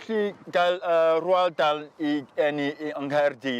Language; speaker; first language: Welsh; non-native, fluent; French